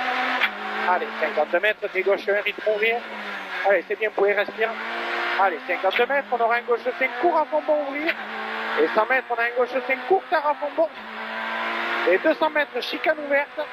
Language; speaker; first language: French; native; French